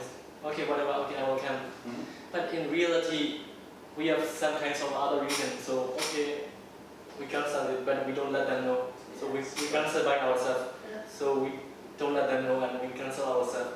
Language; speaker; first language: English; non-native, learner; Burmese